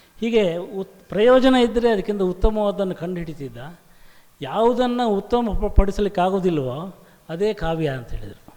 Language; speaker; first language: Kannada; native; Kannada